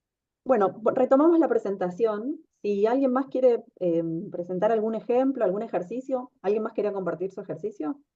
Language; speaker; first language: Spanish; native; Spanish